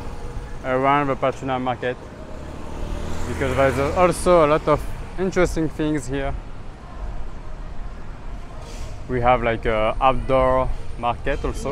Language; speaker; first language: English; non-native, fluent; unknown